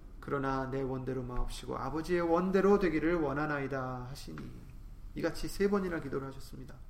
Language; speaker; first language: Korean; native; Korean